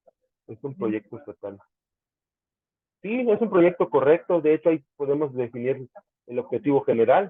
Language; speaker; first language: Spanish; native; Spanish